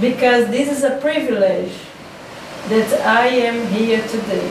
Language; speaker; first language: English; non-native, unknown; Portuguese